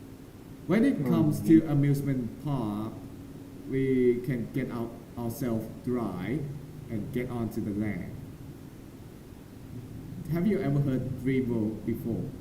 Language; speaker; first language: English; non-native, learner; Thai